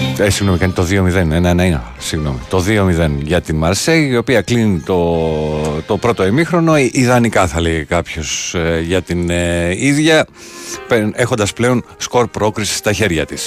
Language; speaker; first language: Greek; native; Greek